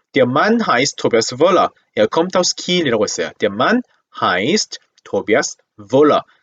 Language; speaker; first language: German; non-native, fluent; Korean